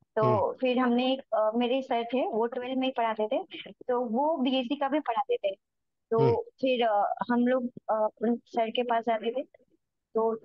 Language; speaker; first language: Hindi; native; Hindi